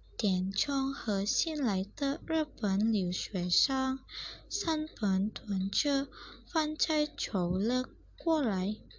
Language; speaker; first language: Chinese; non-native, learner; Indonesian